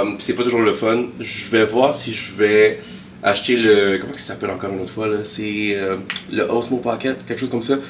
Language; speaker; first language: French; early bilingual, other home language; Haitian Creole